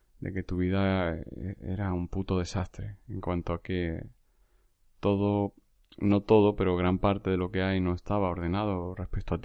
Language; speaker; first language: Spanish; native; Spanish